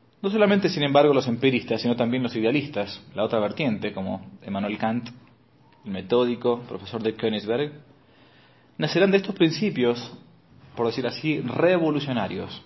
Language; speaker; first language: Spanish; native; Spanish